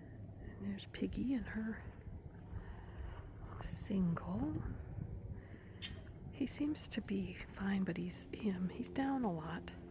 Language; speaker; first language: English; native; English